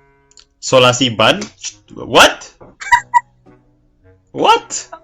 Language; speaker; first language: English; non-native, fluent; Indonesian